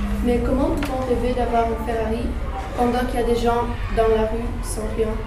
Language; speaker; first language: French; non-native, learner; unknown